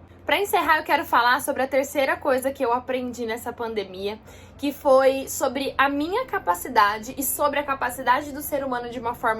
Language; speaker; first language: Portuguese; native; Portuguese